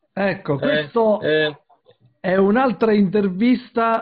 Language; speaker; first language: Italian; native; Italian